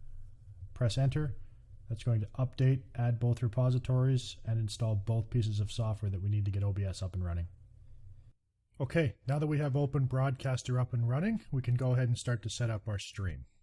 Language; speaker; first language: English; native; English